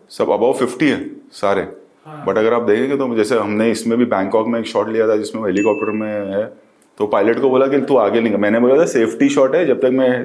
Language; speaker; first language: Hindi; native; Hindi